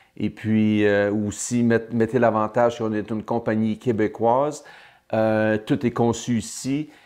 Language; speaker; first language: French; native; French